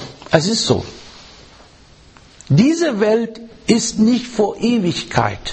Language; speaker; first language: German; non-native, learner; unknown